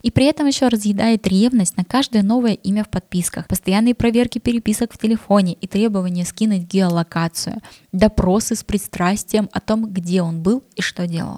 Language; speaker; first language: Russian; native; Russian